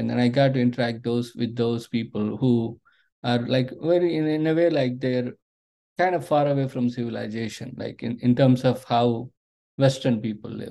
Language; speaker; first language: English; non-native, local second language; Telugu